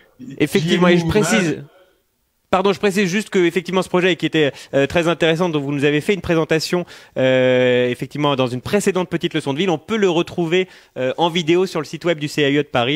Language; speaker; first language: French; native; French